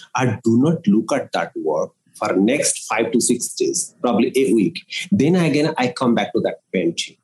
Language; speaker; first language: English; non-native, local second language; Odia